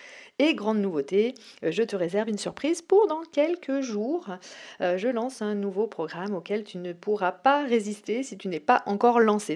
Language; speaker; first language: French; native; French